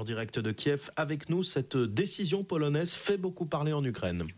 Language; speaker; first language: French; native; French